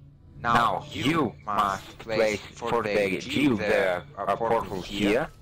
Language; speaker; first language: English; non-native, learner; German